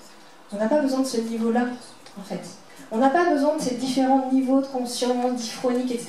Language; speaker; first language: French; native; French